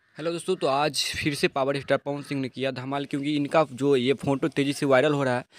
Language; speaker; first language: Hindi; non-native, local second language; Bhojpuri